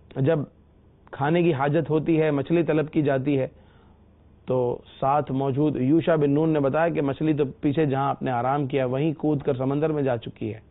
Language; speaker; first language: Urdu; native; Urdu